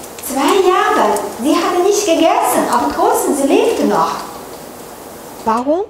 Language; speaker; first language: German; non-native, learner; Chinese